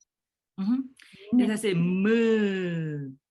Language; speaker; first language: French; early bilingual, other home language; Korean